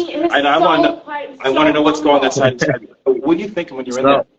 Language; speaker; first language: English; native; English